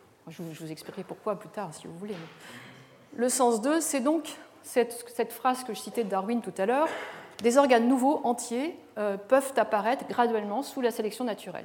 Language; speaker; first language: French; native; French